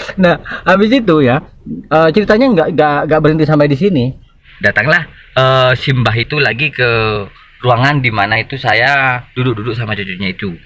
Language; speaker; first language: Indonesian; non-native, local second language; Madurese